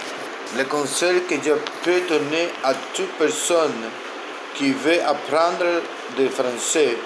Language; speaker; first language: French; non-native, learner; Spanish